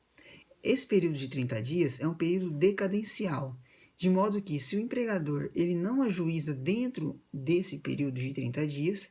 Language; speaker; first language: Portuguese; native; Portuguese